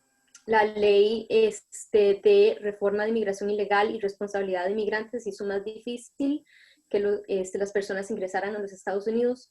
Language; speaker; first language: Spanish; non-native, fluent; English